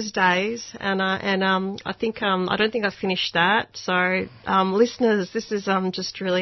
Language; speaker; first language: English; non-native, local second language; Hungarian